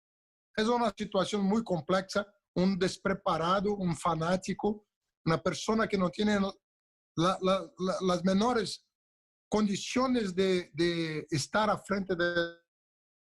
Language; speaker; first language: Spanish; non-native, local second language; Portuguese